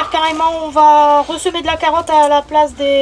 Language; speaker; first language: French; native; French